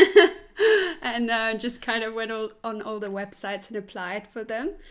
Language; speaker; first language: English; non-native, fluent; Swiss German